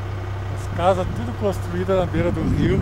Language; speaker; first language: Portuguese; native; Portuguese